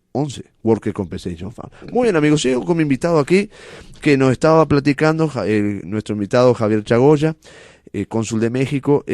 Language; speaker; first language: Spanish; native; Spanish